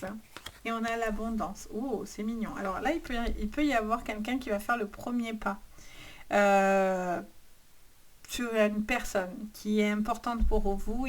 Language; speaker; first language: French; native; French